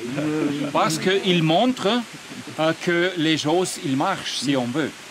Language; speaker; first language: French; non-native, fluent; German